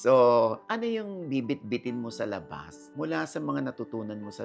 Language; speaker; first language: Filipino; native; Filipino